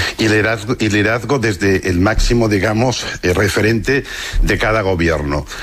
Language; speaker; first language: Spanish; non-native, local second language; Catalan